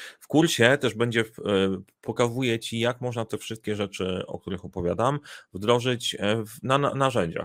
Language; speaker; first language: Polish; native; Polish